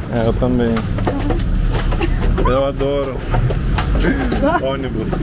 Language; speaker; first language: Portuguese; non-native, learner; Russian